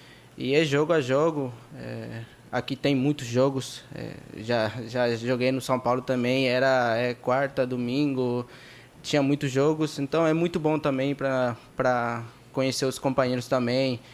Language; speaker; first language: Portuguese; non-native, fluent; Spanish